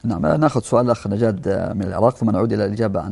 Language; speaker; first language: Arabic; native; Arabic